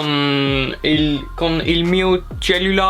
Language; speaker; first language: Italian; non-native, learner; English